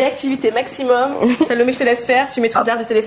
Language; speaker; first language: French; native; French